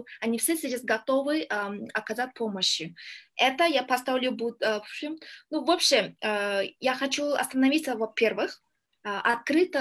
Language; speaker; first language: Russian; non-native, learner; Kyrgyz